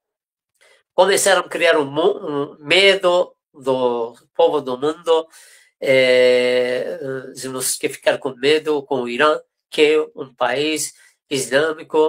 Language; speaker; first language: Portuguese; non-native, fluent; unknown